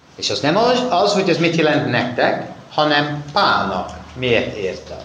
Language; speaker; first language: Hungarian; non-native, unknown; English